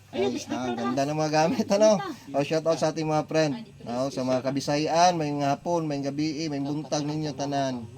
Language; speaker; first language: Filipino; non-native, local second language; Cebuano